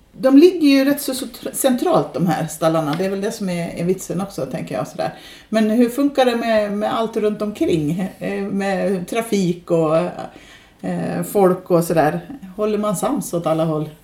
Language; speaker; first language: Swedish; native; Swedish